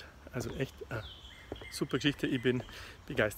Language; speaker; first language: German; native; German